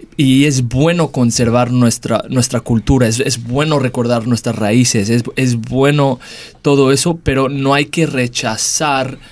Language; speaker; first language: Spanish; early bilingual, heritage; Spanish